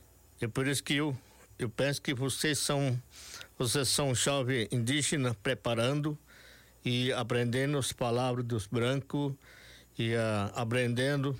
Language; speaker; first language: Portuguese; non-native, local second language; Yanomámi